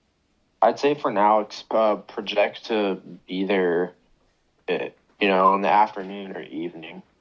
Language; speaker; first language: English; native; English